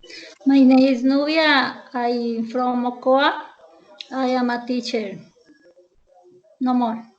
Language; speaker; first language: English; non-native, learner; Spanish